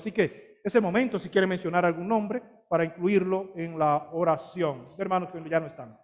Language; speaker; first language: Spanish; native; Spanish